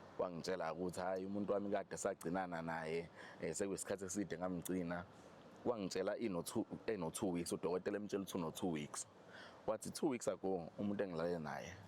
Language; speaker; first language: Zulu; native; Zulu